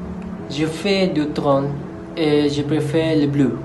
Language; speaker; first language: French; non-native, learner; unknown